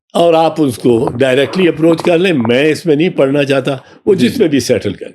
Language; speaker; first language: Urdu; non-native, local second language; Punjabi